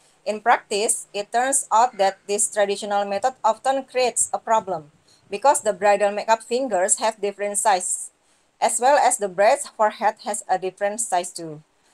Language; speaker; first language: English; non-native, learner; Indonesian